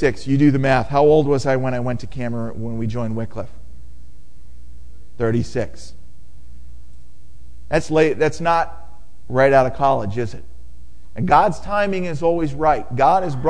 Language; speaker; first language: English; native; English